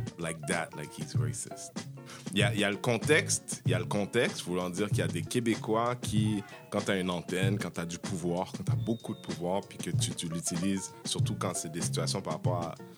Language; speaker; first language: French; early bilingual, heritage; French